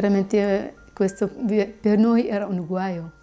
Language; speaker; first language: Italian; non-native, fluent; Assyrian Neo-Aramaic